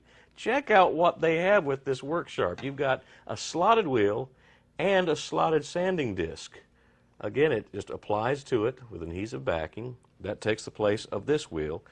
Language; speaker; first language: English; native; English